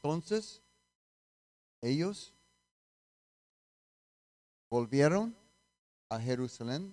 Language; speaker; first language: Spanish; non-native, fluent; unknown